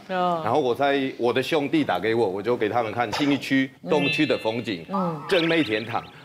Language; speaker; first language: Chinese; non-native, fluent; Spanish